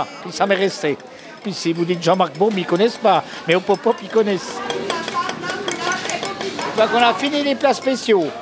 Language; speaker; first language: French; native; French